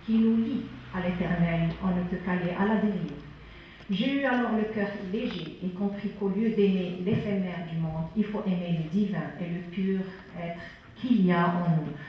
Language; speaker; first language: French; non-native, local second language; Arabic